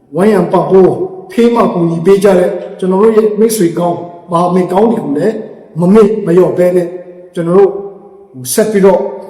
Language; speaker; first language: Burmese; non-native, local second language; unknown